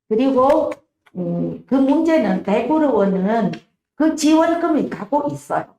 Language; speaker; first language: Korean; non-native, learner; Vietnamese